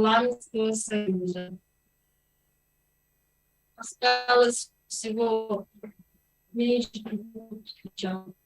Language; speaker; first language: Russian; non-native, local second language; Uzbek